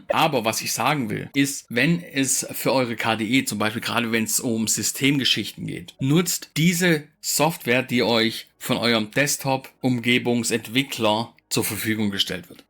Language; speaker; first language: German; native; German